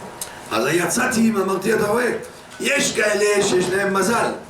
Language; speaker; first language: Hebrew; non-native, fluent; French